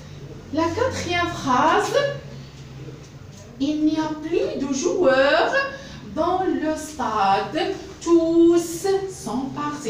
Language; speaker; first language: French; non-native, local second language; Arabic